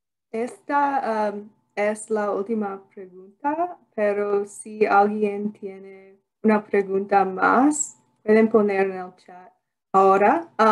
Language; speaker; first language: Spanish; non-native, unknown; English